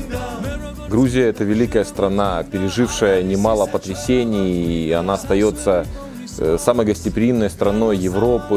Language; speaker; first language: Russian; native; Russian